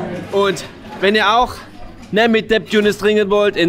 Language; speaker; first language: German; native; German